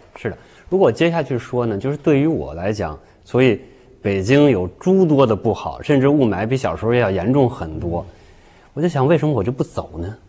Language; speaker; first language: Chinese; native; Chinese